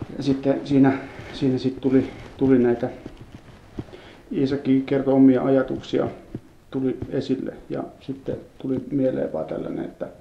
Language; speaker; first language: Finnish; native; Finnish